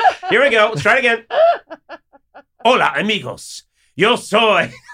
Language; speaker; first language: English; native; English